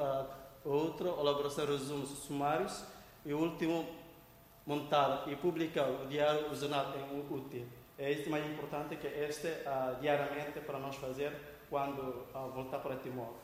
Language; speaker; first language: Portuguese; non-native, local second language; Tetum